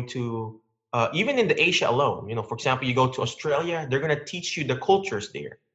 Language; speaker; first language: English; non-native, local second language; Filipino